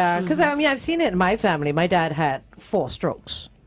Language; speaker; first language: English; native; English